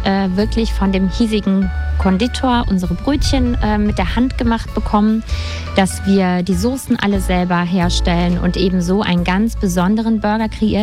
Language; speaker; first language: German; native; German